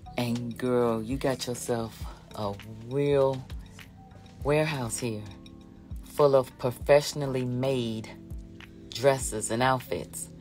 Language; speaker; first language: English; native; English